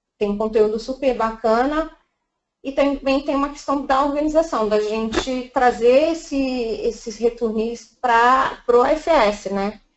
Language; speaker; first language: Portuguese; native; Portuguese